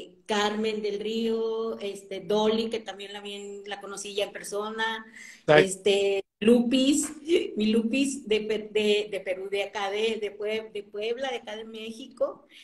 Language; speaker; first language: Spanish; native; Spanish